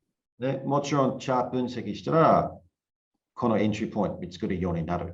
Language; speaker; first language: Japanese; non-native, learner; English